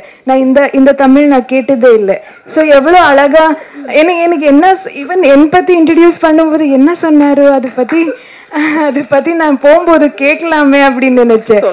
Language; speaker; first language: Tamil; non-native, learner; Kannada